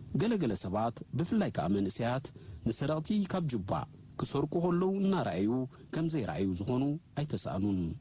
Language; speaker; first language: Tigrinya; native; Tigrinya